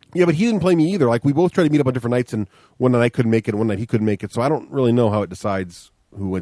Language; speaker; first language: English; native; English